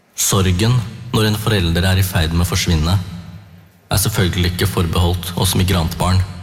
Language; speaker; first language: Norwegian; early bilingual, other home language; Tamil